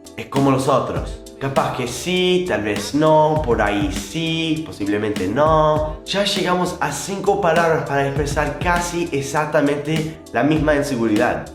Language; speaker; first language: Spanish; non-native, fluent; English